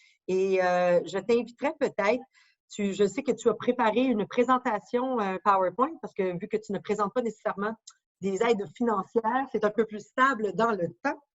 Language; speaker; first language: French; native; French